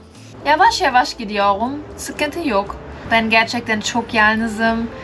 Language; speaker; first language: Turkish; non-native, learner; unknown